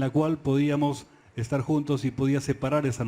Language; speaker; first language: Spanish; native; Spanish